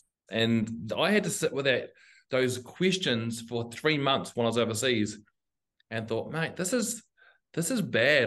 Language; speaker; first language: English; native; English